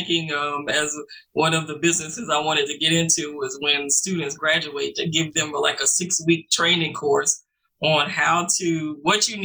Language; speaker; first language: English; native; English